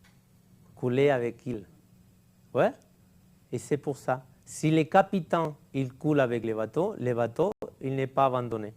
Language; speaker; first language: French; non-native, fluent; Catalan